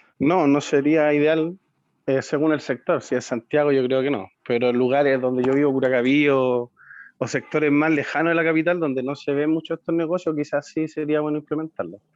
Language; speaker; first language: Spanish; native; Spanish